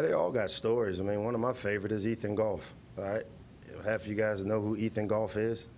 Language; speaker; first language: English; native; English